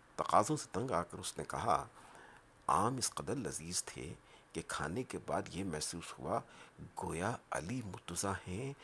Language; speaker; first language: Urdu; native; Urdu